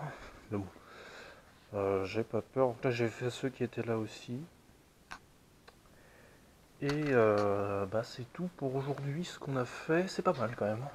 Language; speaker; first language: French; native; French